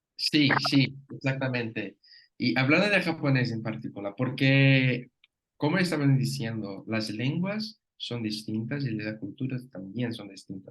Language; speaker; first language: Spanish; non-native, fluent; Portuguese